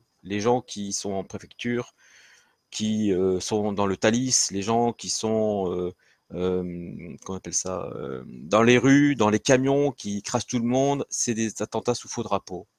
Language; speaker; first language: French; native; French